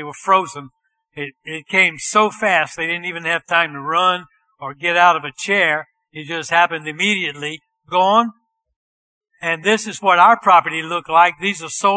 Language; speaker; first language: English; native; English